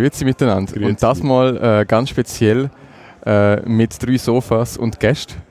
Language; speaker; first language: German; native; German